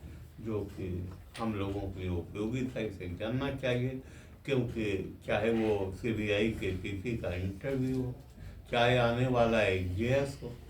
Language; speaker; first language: Hindi; native; Hindi